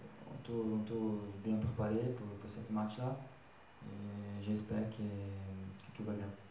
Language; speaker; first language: French; non-native, learner; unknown